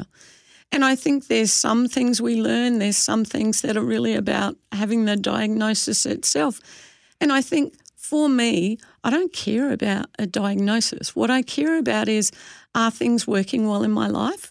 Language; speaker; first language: English; native; English